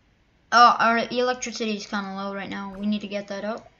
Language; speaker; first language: English; native; English